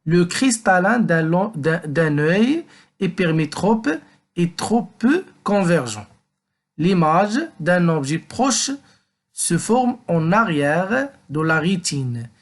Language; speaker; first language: French; non-native, local second language; Arabic